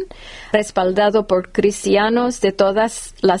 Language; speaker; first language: Spanish; non-native, fluent; English